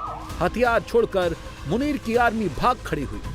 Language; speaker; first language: Hindi; native; Hindi